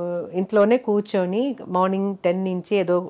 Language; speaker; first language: Telugu; non-native, local second language; Malayalam